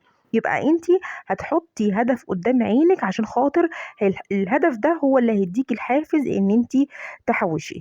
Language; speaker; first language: Arabic; native; Arabic